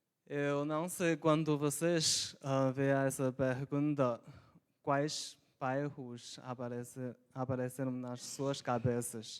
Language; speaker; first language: Portuguese; non-native, local second language; Chinese